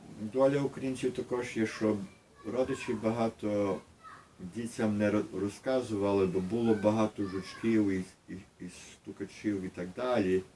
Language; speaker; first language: Ukrainian; early bilingual, heritage; Ukrainian